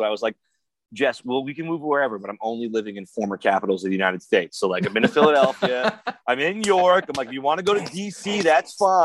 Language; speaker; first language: English; native; English